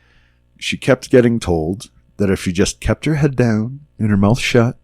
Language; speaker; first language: English; native; English